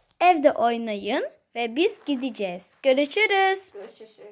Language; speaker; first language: Turkish; early bilingual, heritage; Turkish